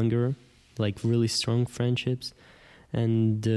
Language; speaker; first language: English; non-native, fluent; Ukrainian